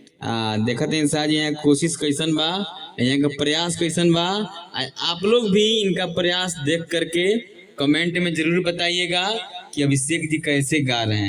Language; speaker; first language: Hindi; non-native, local second language; Bhojpuri